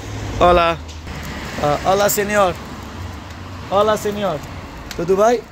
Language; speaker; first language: Portuguese; non-native, learner; Bangla